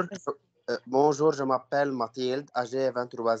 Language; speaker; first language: French; non-native, learner; Arabic